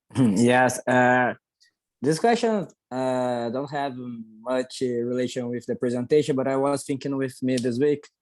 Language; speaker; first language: English; non-native, learner; Portuguese